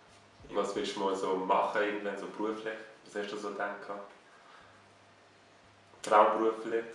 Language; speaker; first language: German; native; German